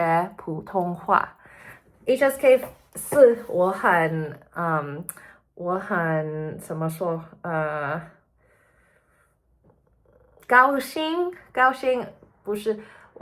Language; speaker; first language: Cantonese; early bilingual, heritage; Cantonese